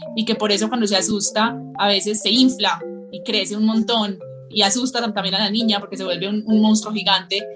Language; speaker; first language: Spanish; native; Spanish